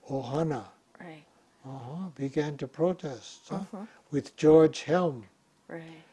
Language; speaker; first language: English; native; English